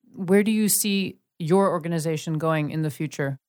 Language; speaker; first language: English; native; English